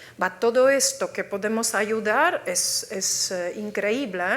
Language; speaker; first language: Spanish; non-native, fluent; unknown